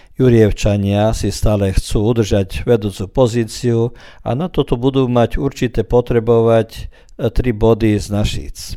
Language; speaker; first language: Slovak; early bilingual, heritage; Croatian